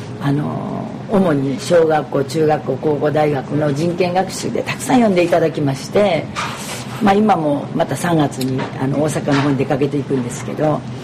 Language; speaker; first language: Japanese; early bilingual, other home language; Korean